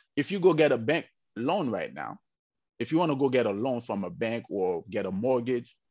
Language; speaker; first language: English; early bilingual, heritage; English